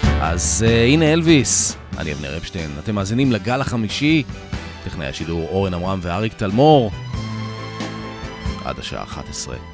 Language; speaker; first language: Hebrew; native; Hebrew